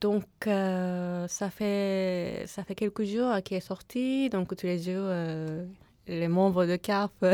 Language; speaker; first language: French; non-native, fluent; Japanese